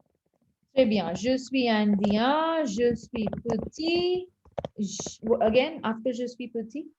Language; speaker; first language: French; non-native, fluent; Hindi